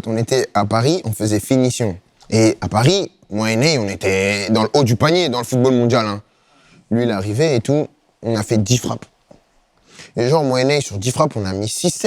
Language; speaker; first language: French; native; French